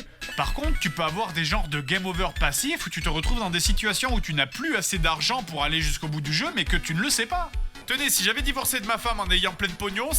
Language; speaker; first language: French; native; French